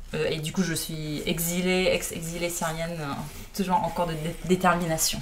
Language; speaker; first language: French; non-native, fluent; Arabic